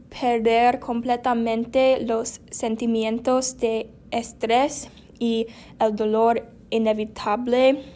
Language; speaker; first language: Spanish; non-native, learner; English